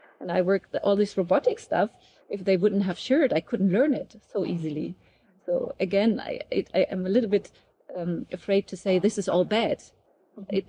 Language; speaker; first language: English; non-native, fluent; German